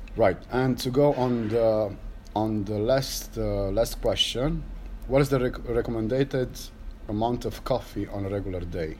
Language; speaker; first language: English; non-native, learner; Romanian